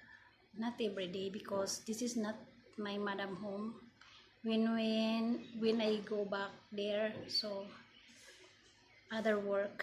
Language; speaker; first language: English; non-native, learner; Filipino